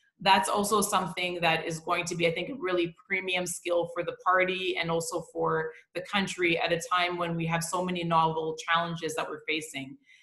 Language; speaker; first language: English; native; English